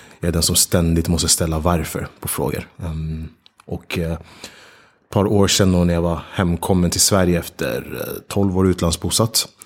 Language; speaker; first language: Swedish; early bilingual, other home language; Ganda